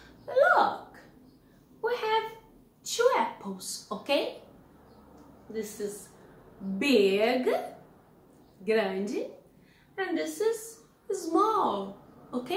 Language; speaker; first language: English; non-native, learner; Portuguese